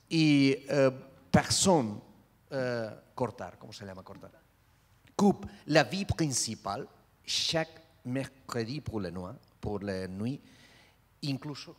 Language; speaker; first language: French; non-native, learner; Spanish